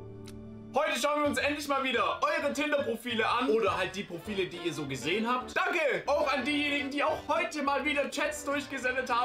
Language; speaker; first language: German; native; German